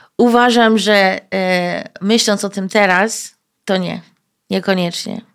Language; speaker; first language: Polish; early bilingual, heritage; Polish